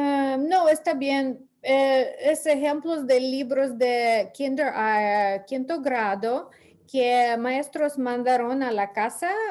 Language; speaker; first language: Spanish; non-native, fluent; English